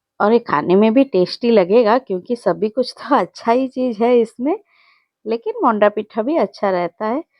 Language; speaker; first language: Hindi; non-native, local second language; Telugu